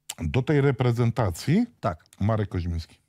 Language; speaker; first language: Polish; non-native, learner; Russian